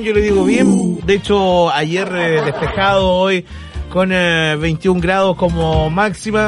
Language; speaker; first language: Spanish; native; Spanish